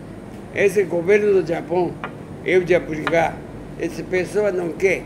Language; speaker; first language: Portuguese; non-native, learner; Japanese